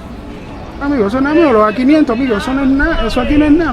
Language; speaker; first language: Spanish; native; Spanish